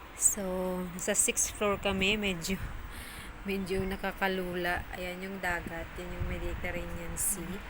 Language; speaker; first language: Filipino; native; Filipino